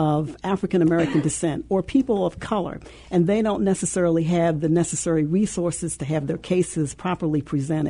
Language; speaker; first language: English; native; English